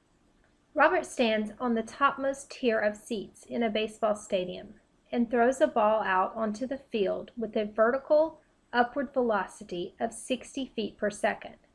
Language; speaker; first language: English; native; English